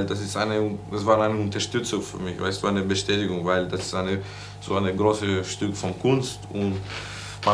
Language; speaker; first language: German; non-native, fluent; Greek